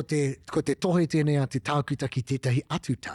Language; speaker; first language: Māori; non-native, local second language; English